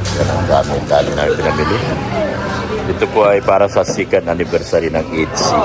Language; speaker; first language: Filipino; non-native, local second language; Cebuano